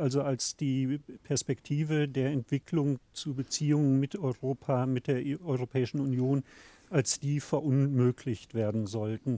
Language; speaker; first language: German; native; German